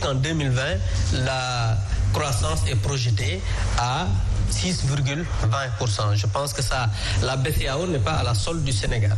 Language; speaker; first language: French; non-native, local second language; Wolof